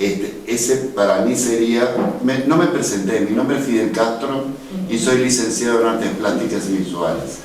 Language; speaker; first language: Spanish; native; Spanish